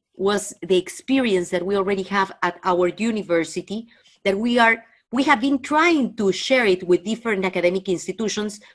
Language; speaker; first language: English; non-native, fluent; Spanish